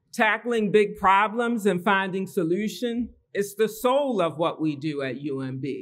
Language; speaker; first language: English; native; English